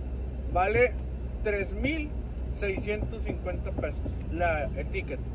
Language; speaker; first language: Spanish; native; Spanish